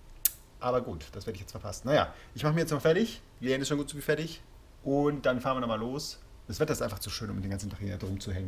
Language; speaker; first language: German; native; German